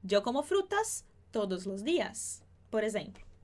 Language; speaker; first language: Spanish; non-native, fluent; Portuguese